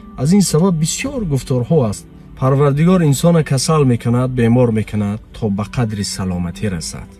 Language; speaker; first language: Persian; native; Persian